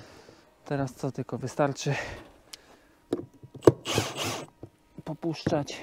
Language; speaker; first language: Polish; native; Polish